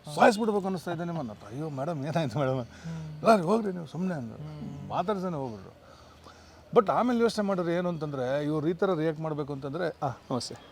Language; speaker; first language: Kannada; non-native, local second language; Tulu